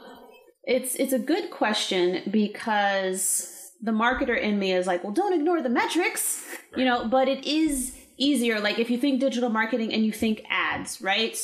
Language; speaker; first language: English; native; English